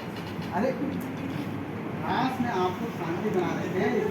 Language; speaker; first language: Hindi; native; Hindi